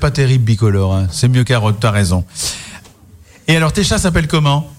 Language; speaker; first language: French; native; French